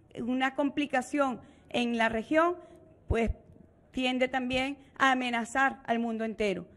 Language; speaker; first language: Spanish; native; Spanish